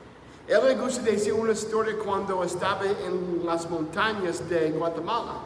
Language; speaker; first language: Spanish; non-native, fluent; English